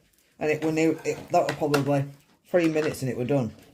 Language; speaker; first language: English; native; English